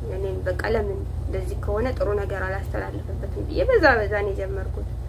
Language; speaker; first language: Amharic; native; Amharic